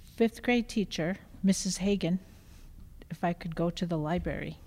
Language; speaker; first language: English; native; English